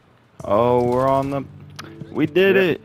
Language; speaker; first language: English; native; English